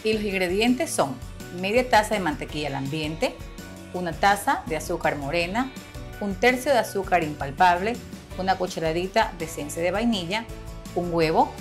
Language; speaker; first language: Spanish; native; Spanish